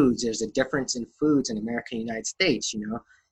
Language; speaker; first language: English; native; English